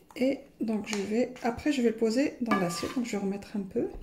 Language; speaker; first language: French; non-native, local second language; Arabic